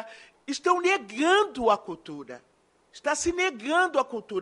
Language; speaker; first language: Portuguese; native; Portuguese